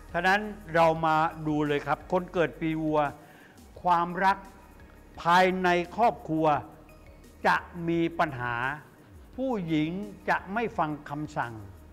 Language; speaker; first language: Thai; native; Thai